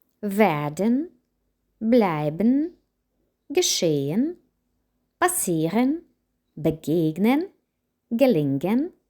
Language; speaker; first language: German; non-native, fluent; Ukrainian